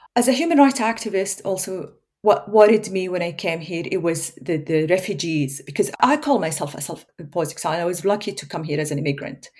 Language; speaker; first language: English; non-native, fluent; Arabic